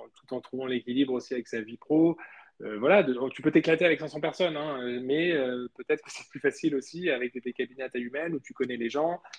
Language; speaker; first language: French; early bilingual, other home language; Spanish